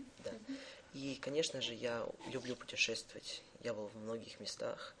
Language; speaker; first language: Russian; early bilingual, heritage; Russian